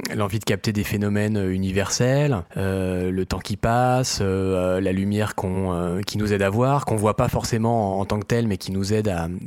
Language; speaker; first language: French; native; French